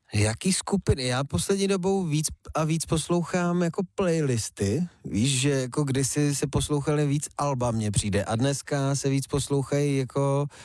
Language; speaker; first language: Czech; early bilingual, other home language; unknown